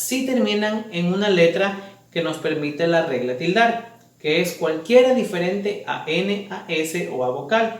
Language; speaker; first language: Spanish; native; Spanish